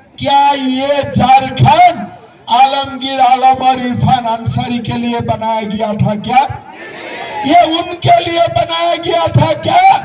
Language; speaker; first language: Hindi; non-native, local second language; Assamese